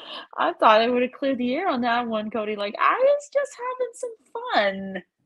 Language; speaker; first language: English; native; English